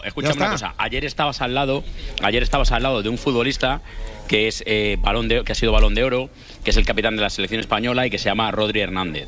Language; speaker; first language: Spanish; native; Spanish